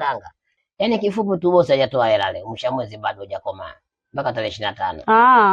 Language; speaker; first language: Swahili; native; Swahili